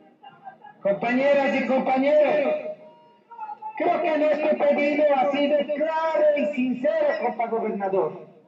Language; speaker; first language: Spanish; native; Spanish